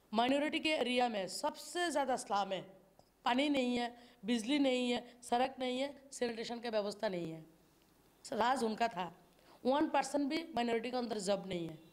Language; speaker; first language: Hindi; non-native, local second language; Bangla